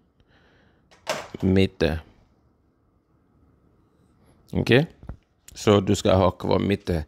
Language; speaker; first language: Swedish; non-native, fluent; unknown